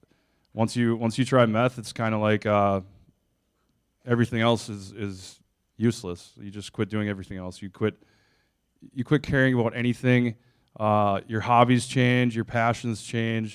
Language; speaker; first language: English; native; English